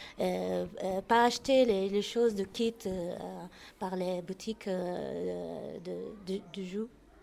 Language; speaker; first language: French; non-native, learner; Arabic